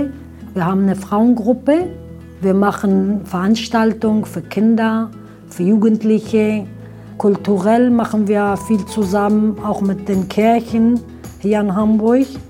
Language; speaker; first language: German; early bilingual, other home language; Aramaic